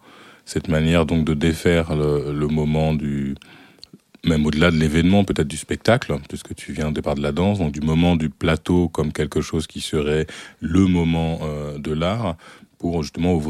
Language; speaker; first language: French; native; French